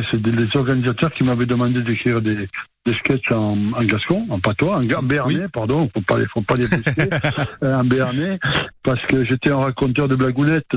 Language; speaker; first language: French; native; French